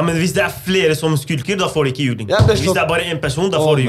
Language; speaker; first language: Norwegian; non-native, fluent; Arabic